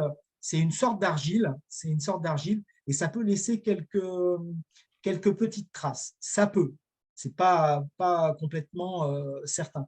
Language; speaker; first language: French; native; French